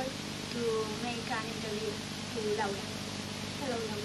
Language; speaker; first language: English; non-native, learner; Spanish